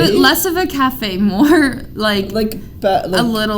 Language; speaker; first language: English; native; English